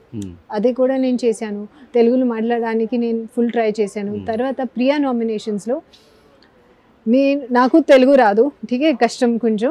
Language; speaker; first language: Telugu; non-native, learner; Hindi